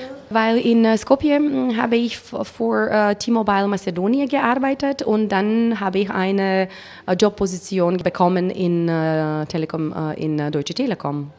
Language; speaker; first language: German; non-native, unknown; Macedonian